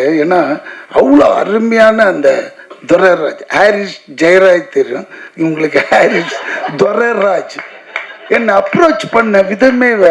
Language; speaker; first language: Tamil; native; Tamil